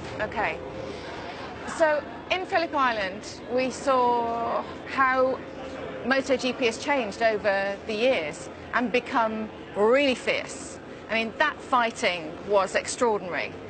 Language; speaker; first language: English; native; English